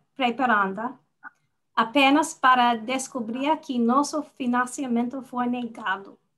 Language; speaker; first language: Portuguese; non-native, learner; English